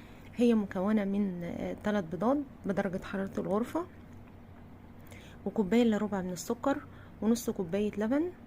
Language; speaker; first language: Arabic; native; Arabic